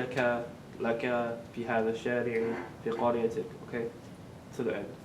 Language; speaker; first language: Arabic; non-native, fluent; English